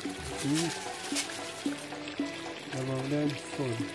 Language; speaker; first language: Russian; non-native, learner; Uzbek